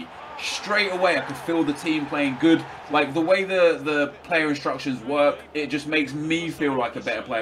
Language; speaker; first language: English; native; English